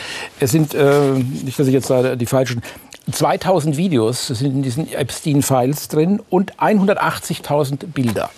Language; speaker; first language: German; native; German